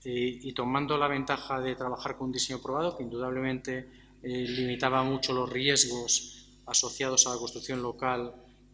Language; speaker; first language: Spanish; native; Spanish